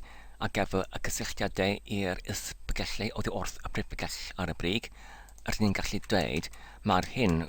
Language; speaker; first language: Welsh; non-native, learner; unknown